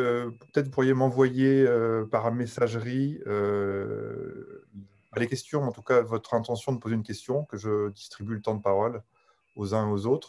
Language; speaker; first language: French; native; French